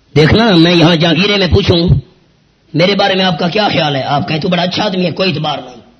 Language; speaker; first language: Urdu; non-native, local second language; Pashto